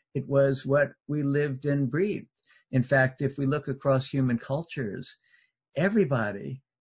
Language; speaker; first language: English; native; English